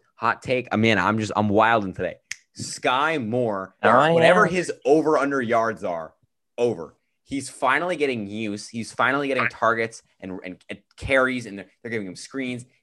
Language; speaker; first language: English; native; English